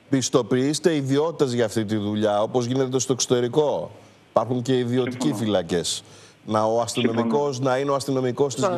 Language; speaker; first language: Greek; native; Greek